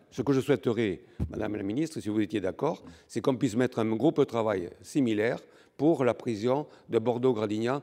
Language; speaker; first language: French; native; French